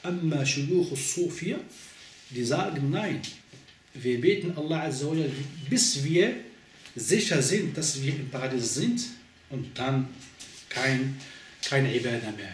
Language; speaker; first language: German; non-native, fluent; Arabic